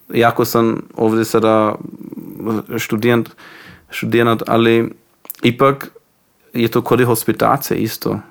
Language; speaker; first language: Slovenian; non-native, learner; Croatian